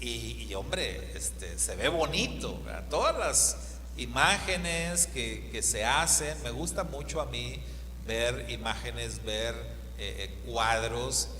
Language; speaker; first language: Spanish; native; Spanish